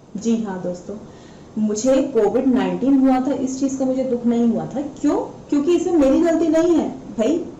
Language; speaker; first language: Hindi; non-native, local second language; Malayalam